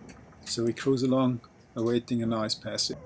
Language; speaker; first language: English; non-native, fluent; German